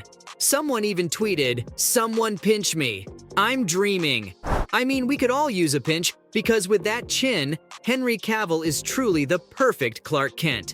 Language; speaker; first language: English; native; English